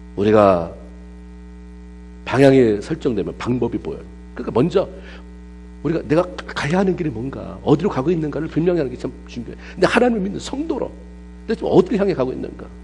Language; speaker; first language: Korean; native; Korean